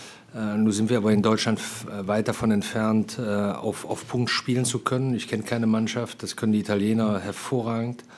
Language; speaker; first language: German; native; German